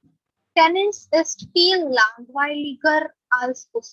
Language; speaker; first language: German; non-native, fluent; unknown